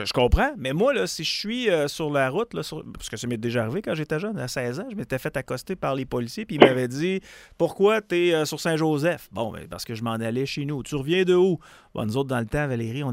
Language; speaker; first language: French; native; French